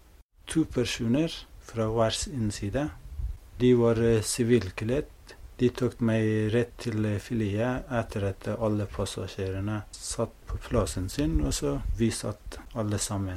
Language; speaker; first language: Norwegian; non-native, fluent; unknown